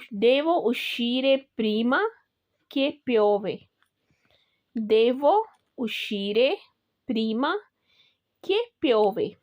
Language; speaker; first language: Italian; non-native, learner; Urdu